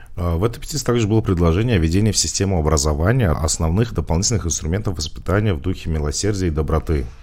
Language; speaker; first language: Russian; non-native, local second language; Tajik